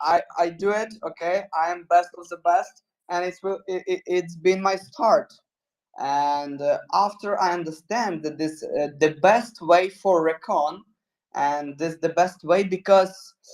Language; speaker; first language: English; non-native, learner; Ukrainian